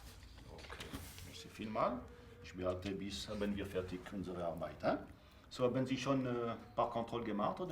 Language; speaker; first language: German; non-native, local second language; French